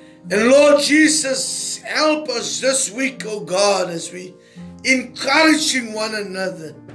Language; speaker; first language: English; non-native, local second language; Afrikaans